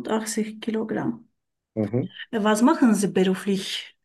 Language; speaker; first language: German; non-native, learner; Turkish